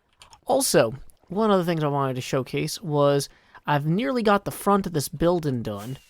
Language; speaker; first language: English; native; English